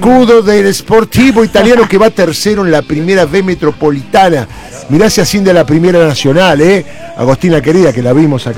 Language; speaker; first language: Spanish; native; Spanish